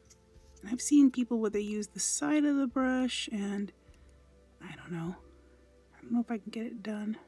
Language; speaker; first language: English; native; English